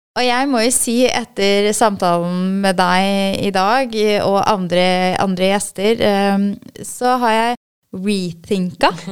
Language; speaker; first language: Norwegian; early bilingual, other home language; Persian